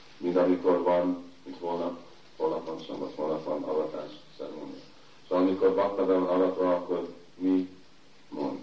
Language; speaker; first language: Hungarian; early bilingual, heritage; Hungarian